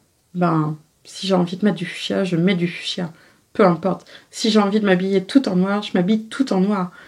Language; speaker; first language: French; native; French